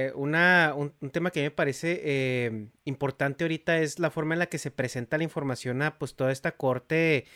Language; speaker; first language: Spanish; native; Spanish